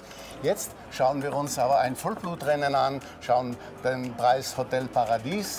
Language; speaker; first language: German; native; German